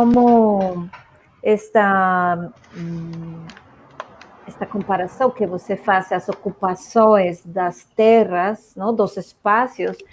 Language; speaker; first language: Portuguese; non-native, fluent; Spanish